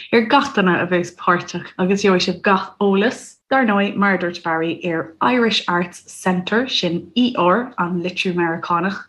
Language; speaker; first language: Irish; native; Irish